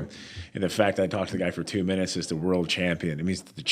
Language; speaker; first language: English; native; English